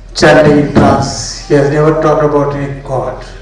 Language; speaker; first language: English; non-native, local second language; Marathi